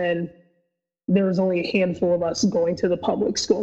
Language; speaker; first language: English; native; English